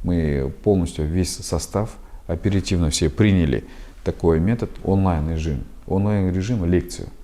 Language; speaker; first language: Russian; non-native, local second language; Kazakh